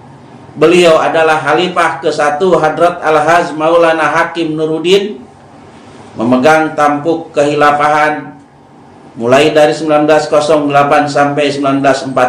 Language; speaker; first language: Indonesian; native; Indonesian